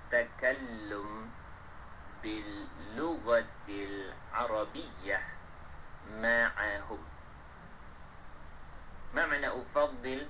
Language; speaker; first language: Arabic; non-native, fluent; Malay